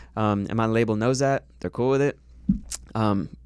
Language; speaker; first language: English; native; English